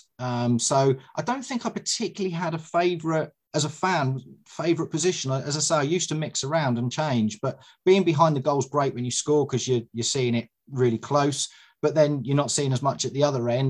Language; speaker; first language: English; native; English